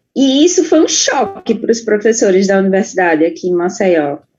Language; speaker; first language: Portuguese; native; Portuguese